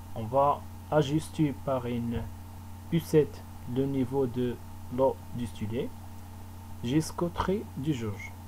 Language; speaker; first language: French; non-native, local second language; Arabic